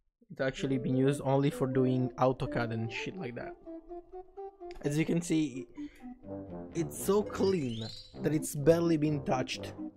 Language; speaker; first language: English; non-native, fluent; Italian